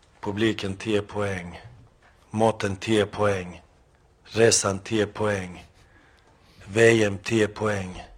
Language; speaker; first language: Swedish; early bilingual, other home language; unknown